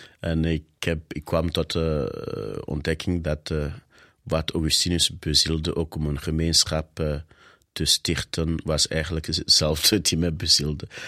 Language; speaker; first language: Dutch; non-native, fluent; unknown